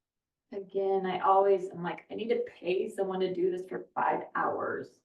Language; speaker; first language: English; native; English